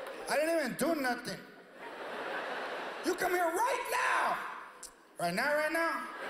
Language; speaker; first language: English; early bilingual, other home language; Spanish